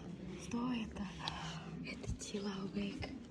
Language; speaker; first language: Russian; non-native, learner; Indonesian